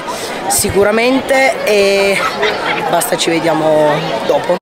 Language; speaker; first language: Italian; native; Italian